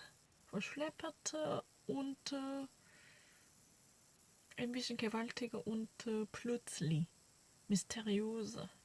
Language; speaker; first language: German; non-native, learner; Korean